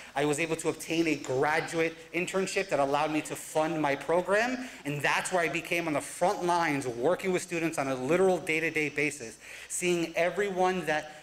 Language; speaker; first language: English; native; English